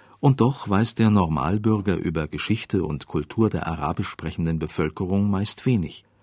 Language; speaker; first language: German; native; German